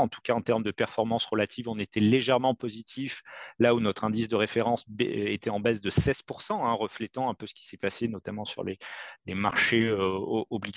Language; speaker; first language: French; native; French